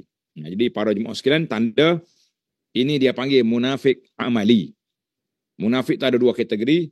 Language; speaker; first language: Malay; native; Malay